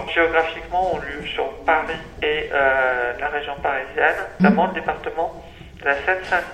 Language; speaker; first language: French; native; French